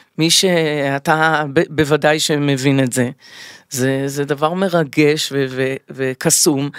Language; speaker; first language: Hebrew; native; Hebrew